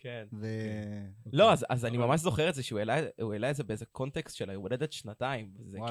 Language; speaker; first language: Hebrew; native; Hebrew